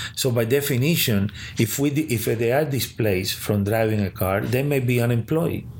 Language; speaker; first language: English; early bilingual, other home language; Spanish